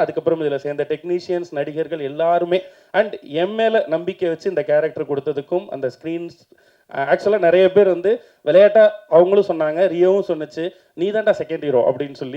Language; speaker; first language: Tamil; native; Tamil